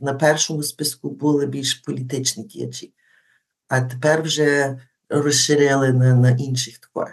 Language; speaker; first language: Ukrainian; early bilingual, heritage; Ukrainian